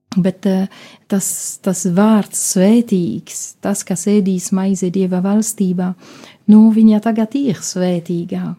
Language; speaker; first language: Latvian; non-native, fluent; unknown